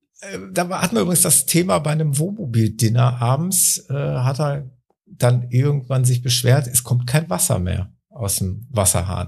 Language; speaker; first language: German; native; German